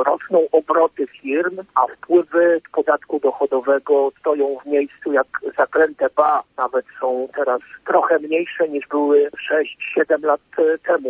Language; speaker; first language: Polish; native; Polish